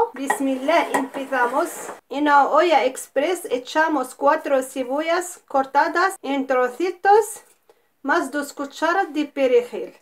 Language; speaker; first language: Spanish; non-native, fluent; Arabic